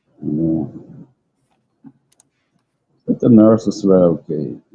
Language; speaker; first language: English; non-native, learner; Dutch